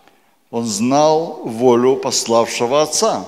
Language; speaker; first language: Polish; non-native, learner; Russian